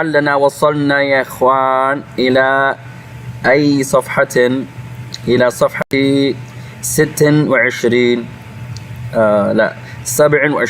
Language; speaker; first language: Arabic; non-native, fluent; English